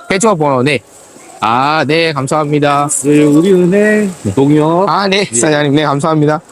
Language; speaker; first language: Korean; non-native, learner; Tamil